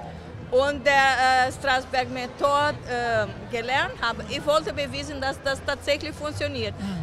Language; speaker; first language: German; non-native, fluent; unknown